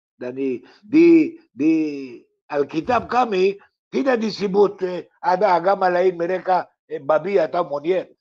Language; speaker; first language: Indonesian; non-native, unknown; Hebrew